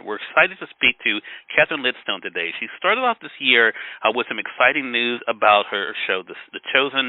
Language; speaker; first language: English; native; English